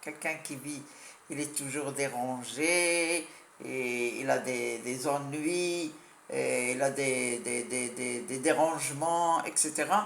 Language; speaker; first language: French; non-native, local second language; Arabic